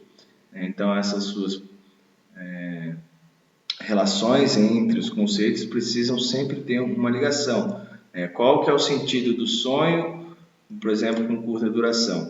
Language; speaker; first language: Portuguese; native; Portuguese